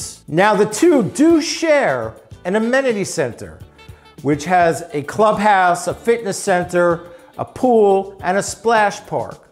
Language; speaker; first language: English; native; English